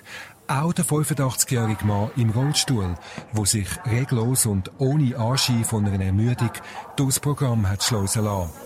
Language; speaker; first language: German; native; German